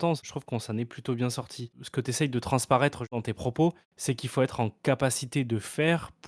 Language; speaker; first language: French; native; French